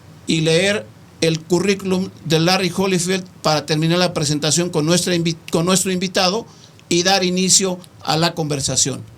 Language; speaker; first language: Spanish; native; Spanish